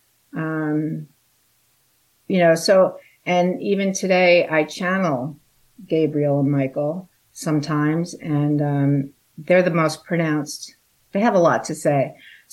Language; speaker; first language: English; native; English